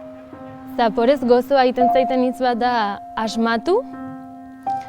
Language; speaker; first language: Basque; native; Basque